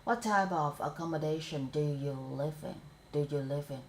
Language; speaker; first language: English; non-native, fluent; Vietnamese